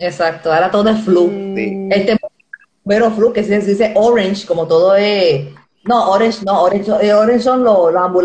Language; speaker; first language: Spanish; native; Spanish